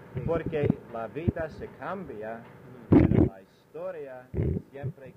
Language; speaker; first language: Spanish; non-native, learner; English